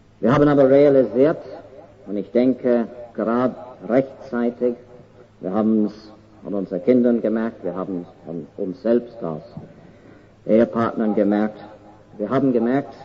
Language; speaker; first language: German; non-native, fluent; English